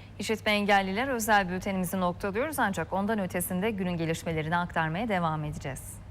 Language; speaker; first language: Turkish; native; Turkish